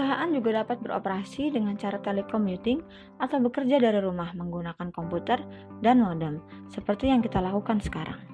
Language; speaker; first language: Indonesian; native; Indonesian